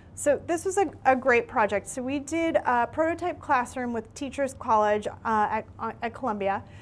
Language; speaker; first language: English; native; English